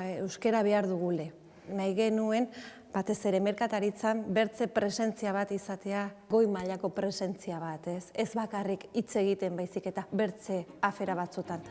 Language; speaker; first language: Basque; native; Basque